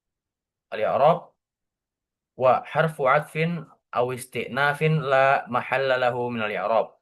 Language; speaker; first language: Arabic; non-native, learner; Indonesian